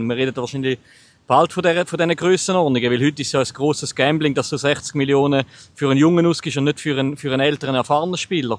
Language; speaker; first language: German; native; German